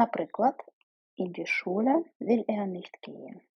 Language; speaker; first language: German; non-native, fluent; Ukrainian